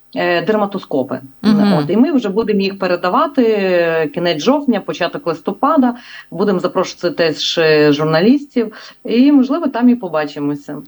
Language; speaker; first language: Ukrainian; native; Ukrainian